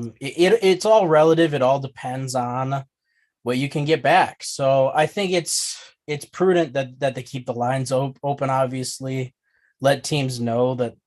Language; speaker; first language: English; native; English